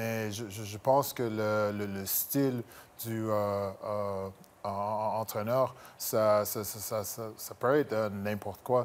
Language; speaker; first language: French; non-native, local second language; English